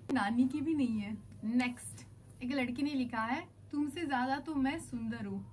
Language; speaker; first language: Hindi; early bilingual, heritage; Hindi